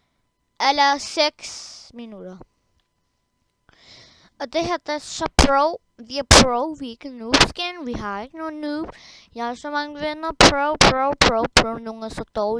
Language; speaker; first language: Danish; early bilingual, other home language; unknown